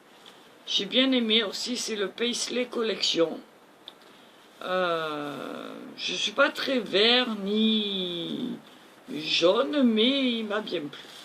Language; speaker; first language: French; native; French